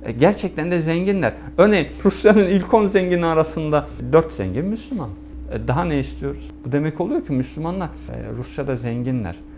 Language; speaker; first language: Turkish; native; Turkish